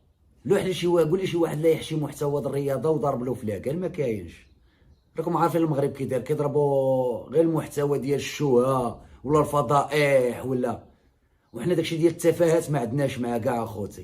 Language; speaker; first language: Arabic; native; Arabic